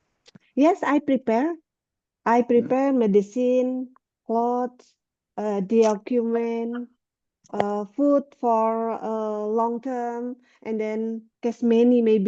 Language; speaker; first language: English; non-native, learner; Indonesian